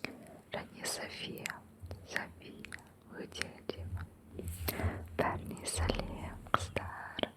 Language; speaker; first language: Kazakh; non-native, local second language; Russian